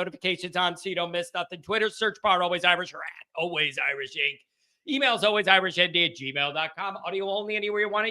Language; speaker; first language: English; native; English